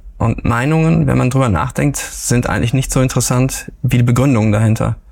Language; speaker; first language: German; native; German